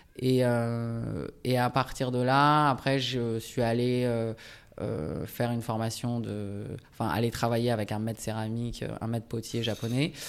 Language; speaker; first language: French; early bilingual, other home language; Japanese